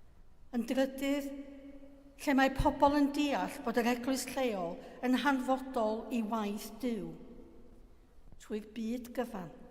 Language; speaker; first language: Welsh; native; Welsh